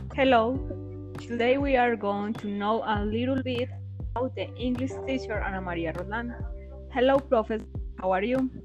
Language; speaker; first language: English; non-native, learner; Spanish